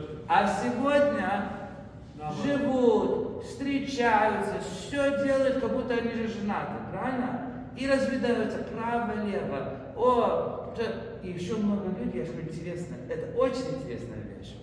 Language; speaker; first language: Russian; non-native, fluent; English